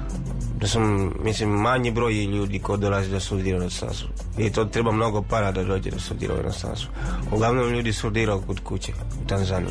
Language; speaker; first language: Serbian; non-native, learner; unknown